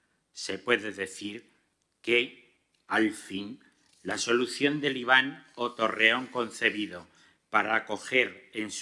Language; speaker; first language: Spanish; native; Spanish